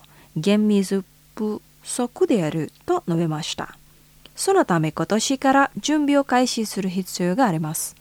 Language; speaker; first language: Japanese; non-native, fluent; Indonesian